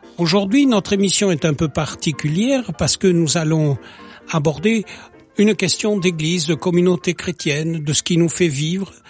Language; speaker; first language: French; native; French